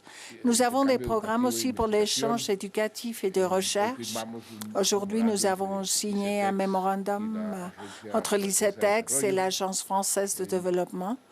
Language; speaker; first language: French; non-native, fluent; Spanish